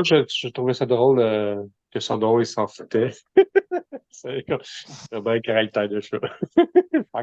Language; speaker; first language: French; native; French